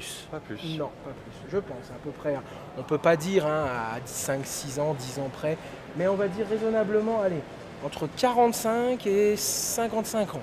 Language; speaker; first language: French; native; French